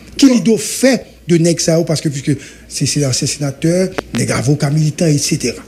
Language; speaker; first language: French; non-native, local second language; Haitian Creole